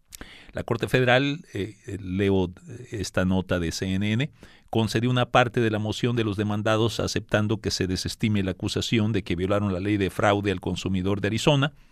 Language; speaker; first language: Spanish; native; Spanish